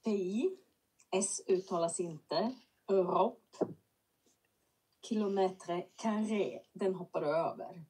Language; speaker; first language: Swedish; non-native, fluent; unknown